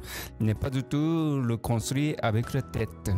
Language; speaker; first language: French; non-native, learner; Japanese